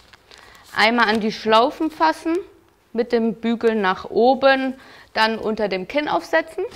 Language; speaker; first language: German; native; German